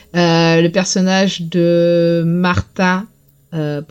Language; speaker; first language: French; native; French